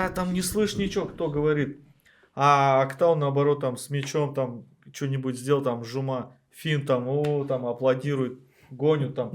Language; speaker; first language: Russian; native; Russian